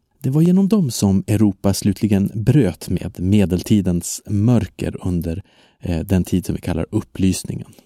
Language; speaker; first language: Swedish; non-native, fluent; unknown